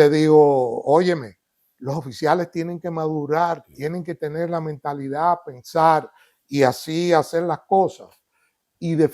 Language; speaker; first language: Spanish; native; Spanish